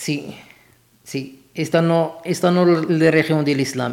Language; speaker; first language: Spanish; non-native, learner; Arabic